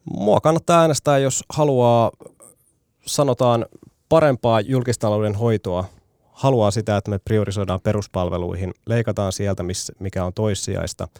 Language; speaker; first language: Finnish; native; Finnish